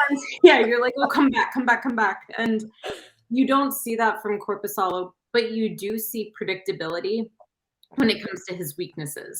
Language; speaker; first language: English; native; English